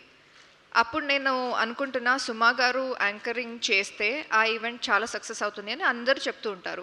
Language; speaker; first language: Telugu; non-native, local second language; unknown